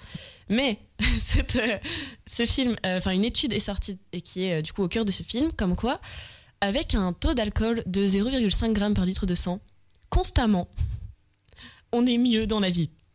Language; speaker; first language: French; native; French